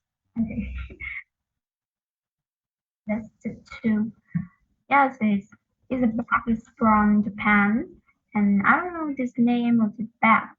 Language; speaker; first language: English; non-native, learner; Vietnamese